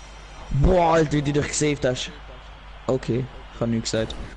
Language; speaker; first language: German; native; German